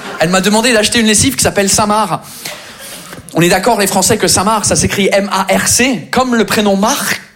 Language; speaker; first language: French; non-native, fluent; English